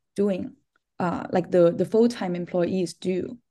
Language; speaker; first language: English; non-native, fluent; Chinese